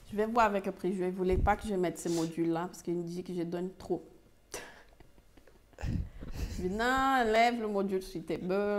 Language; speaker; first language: French; non-native, fluent; Portuguese